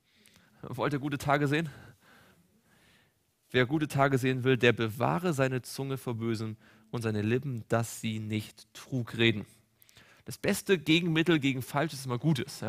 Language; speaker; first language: German; native; German